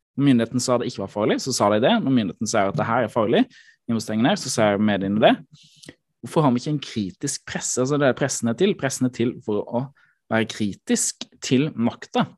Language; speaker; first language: Norwegian; native; Norwegian